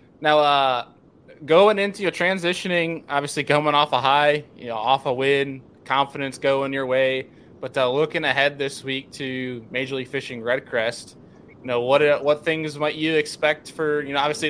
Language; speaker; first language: English; native; English